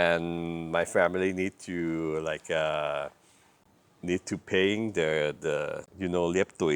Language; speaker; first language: English; non-native, learner; Thai